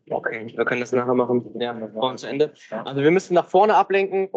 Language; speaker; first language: German; native; German